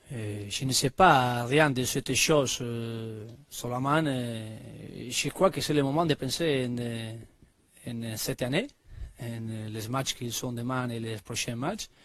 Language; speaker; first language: French; non-native, learner; Spanish